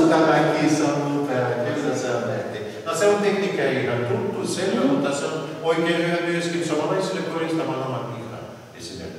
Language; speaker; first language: Finnish; non-native, learner; Russian